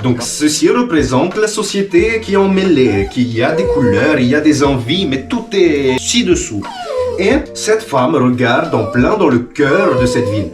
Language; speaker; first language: French; non-native, fluent; Romanian